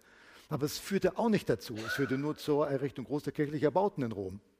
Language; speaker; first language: German; native; German